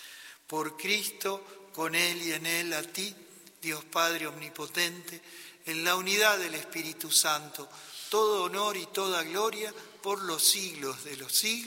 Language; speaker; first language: Spanish; native; Spanish